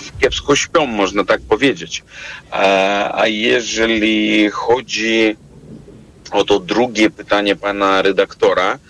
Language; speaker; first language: Polish; non-native, fluent; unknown